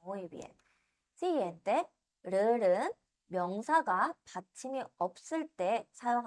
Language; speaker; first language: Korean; non-native, fluent; Spanish